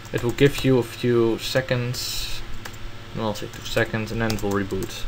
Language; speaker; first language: English; non-native, fluent; Dutch